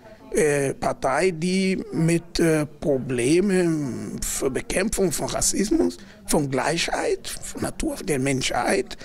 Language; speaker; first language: German; non-native, fluent; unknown